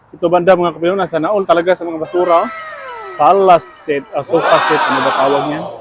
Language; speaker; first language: Filipino; native; Filipino